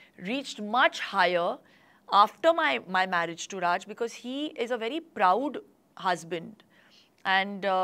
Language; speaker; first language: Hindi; non-native, local second language; Tulu